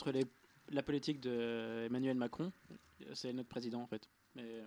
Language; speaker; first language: French; native; French